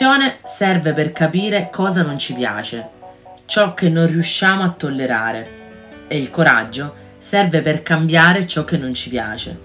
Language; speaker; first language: Italian; native; Italian